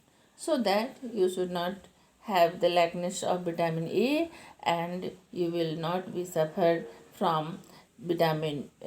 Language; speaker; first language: English; non-native, local second language; Hindi